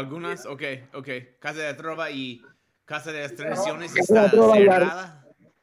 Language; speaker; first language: Spanish; non-native, learner; English